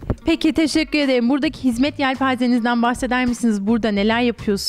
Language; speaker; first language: Turkish; native; Turkish